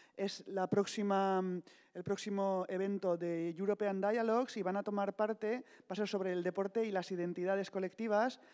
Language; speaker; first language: Spanish; non-native, local second language; Basque